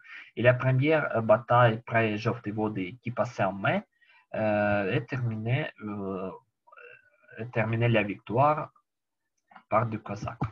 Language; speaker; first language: French; non-native, learner; Ukrainian